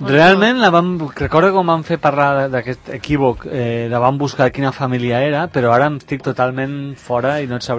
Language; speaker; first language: Catalan; native; Catalan